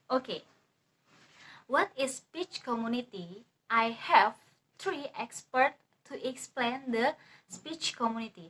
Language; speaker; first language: English; non-native, learner; Indonesian